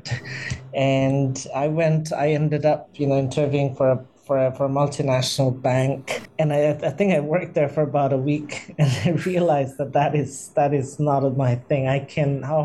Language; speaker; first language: English; non-native, local second language; Bangla